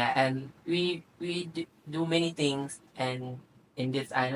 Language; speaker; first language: English; non-native, learner; Thai